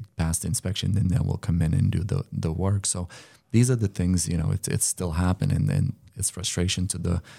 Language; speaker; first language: English; non-native, fluent; Lithuanian